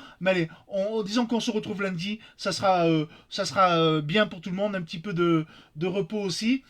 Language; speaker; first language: French; native; French